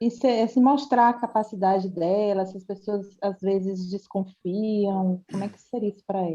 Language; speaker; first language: Portuguese; native; Portuguese